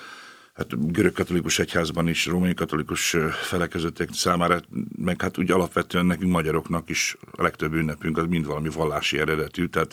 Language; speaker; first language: Hungarian; native; Hungarian